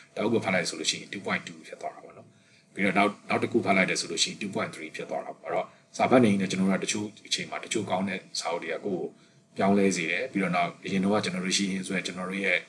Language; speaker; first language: Burmese; native; Burmese